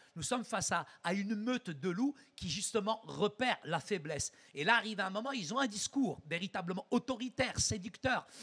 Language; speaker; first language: French; early bilingual, other home language; Arabic